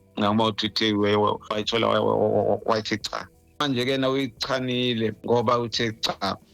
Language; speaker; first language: Zulu; native; Zulu